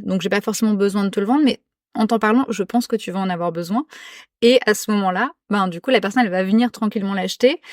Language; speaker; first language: French; native; French